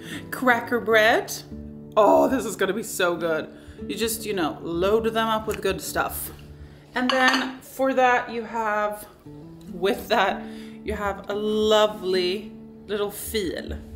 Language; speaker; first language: English; non-native, fluent; Swedish